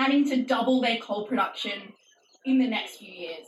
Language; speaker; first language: English; native; English